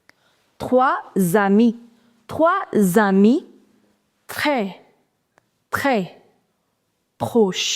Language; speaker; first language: French; non-native, fluent; Hindi